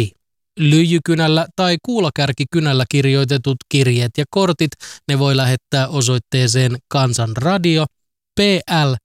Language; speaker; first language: Finnish; native; Finnish